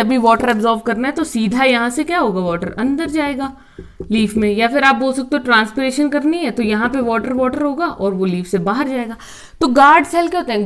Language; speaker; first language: Hindi; native; Hindi